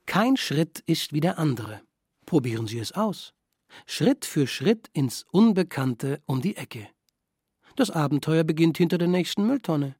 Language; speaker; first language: German; native; German